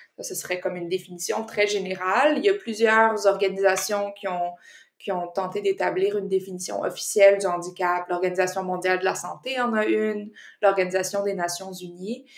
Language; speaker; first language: French; native; French